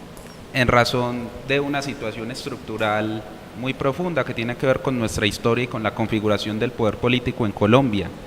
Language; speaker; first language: Spanish; native; Spanish